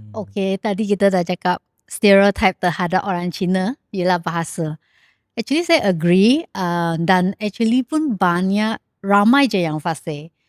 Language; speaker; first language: Malay; non-native, local second language; Chinese